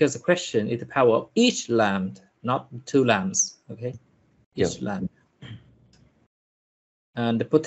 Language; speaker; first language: English; non-native, fluent; Vietnamese